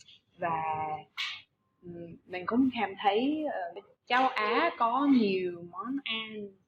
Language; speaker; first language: Vietnamese; non-native, fluent; English